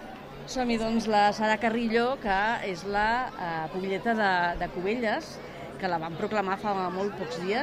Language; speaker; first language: Catalan; native; Catalan